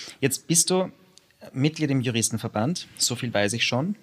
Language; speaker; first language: German; native; German